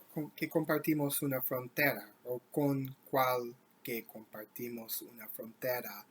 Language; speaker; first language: Spanish; non-native, learner; English